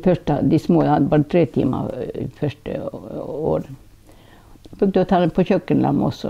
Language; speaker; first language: Norwegian; non-native, local second language; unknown